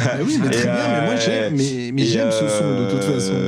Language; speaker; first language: French; native; French